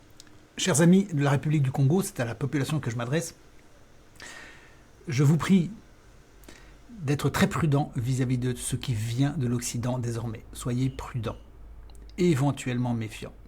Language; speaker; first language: French; native; French